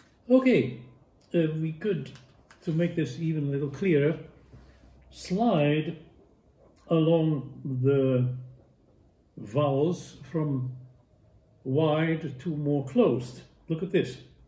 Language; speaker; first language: English; non-native, fluent; Dutch